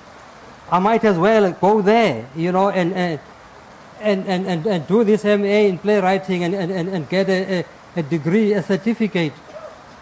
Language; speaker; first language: English; non-native, local second language; Xhosa